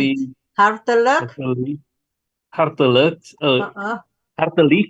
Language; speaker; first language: Dutch; non-native, learner; Indonesian